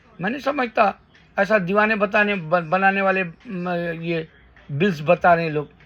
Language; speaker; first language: Urdu; native; Urdu